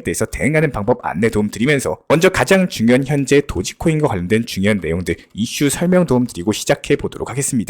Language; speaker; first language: Korean; native; Korean